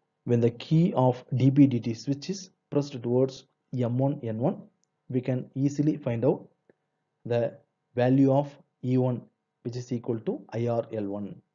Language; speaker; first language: English; non-native, local second language; Tamil